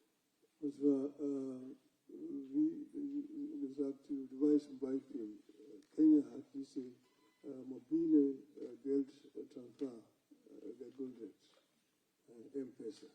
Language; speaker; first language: German; non-native, fluent; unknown